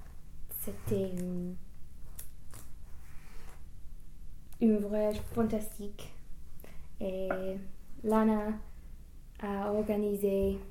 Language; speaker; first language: French; non-native, learner; English